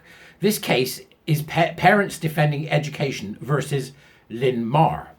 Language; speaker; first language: English; native; English